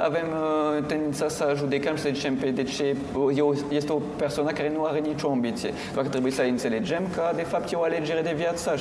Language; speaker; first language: Romanian; non-native, fluent; French